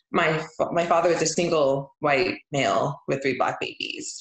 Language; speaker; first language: English; native; English